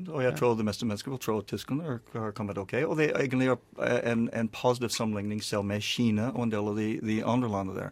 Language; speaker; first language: Norwegian; non-native, learner; English